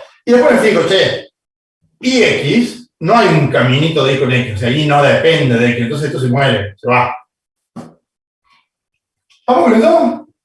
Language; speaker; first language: Spanish; native; Spanish